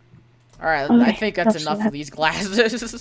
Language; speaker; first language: English; native; English